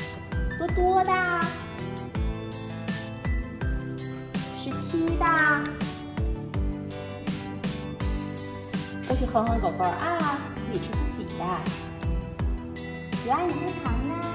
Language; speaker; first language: Chinese; native; Chinese